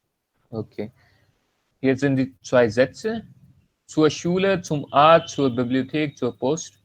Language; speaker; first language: German; non-native, learner; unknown